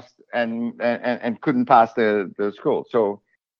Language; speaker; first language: English; non-native, fluent; German